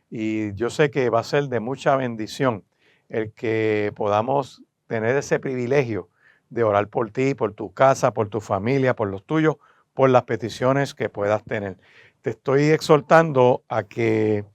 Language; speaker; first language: Spanish; native; Spanish